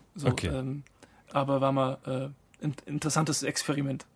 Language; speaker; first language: German; native; German